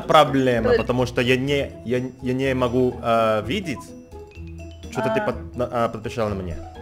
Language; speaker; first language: Russian; non-native, learner; Indonesian